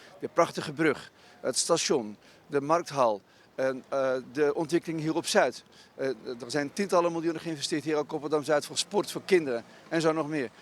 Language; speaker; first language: Dutch; non-native, fluent; Riffian